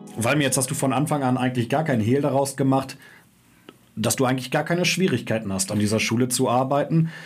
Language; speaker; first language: German; native; German